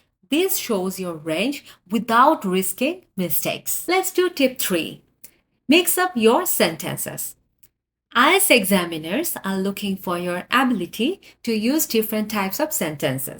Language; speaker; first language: English; non-native, fluent; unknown